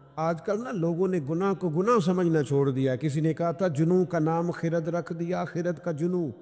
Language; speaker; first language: Urdu; non-native, local second language; Punjabi